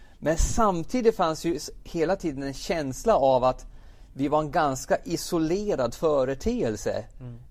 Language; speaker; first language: Swedish; native; Swedish